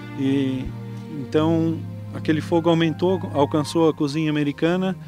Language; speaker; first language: Portuguese; native; Portuguese